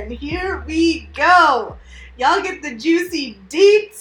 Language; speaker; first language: English; native; English